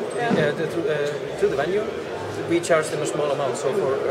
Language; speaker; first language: English; non-native, fluent; Icelandic